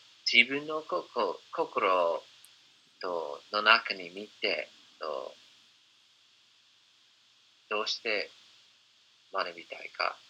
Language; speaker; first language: Japanese; non-native, fluent; English